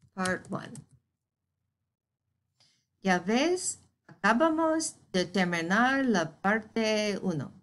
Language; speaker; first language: Spanish; non-native, fluent; English